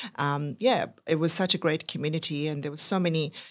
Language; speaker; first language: English; non-native, local second language; Urdu